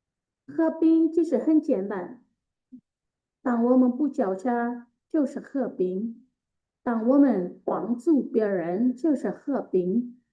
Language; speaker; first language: Chinese; non-native, fluent; Indonesian